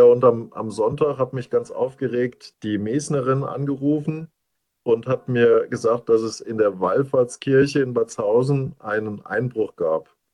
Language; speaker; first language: German; native; German